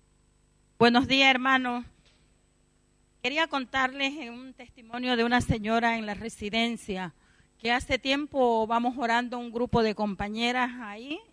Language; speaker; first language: Spanish; native; Spanish